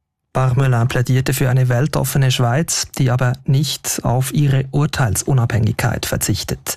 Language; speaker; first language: German; native; German